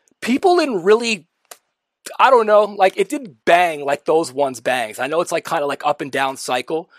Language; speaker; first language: English; native; English